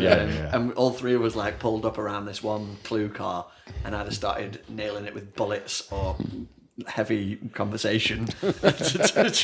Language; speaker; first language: English; native; English